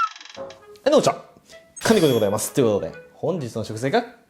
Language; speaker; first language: Japanese; native; Japanese